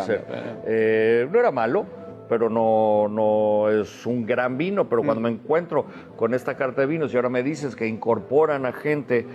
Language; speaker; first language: Spanish; native; Spanish